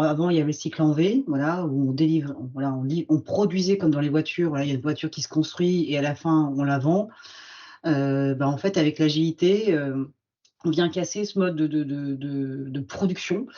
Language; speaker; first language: French; native; French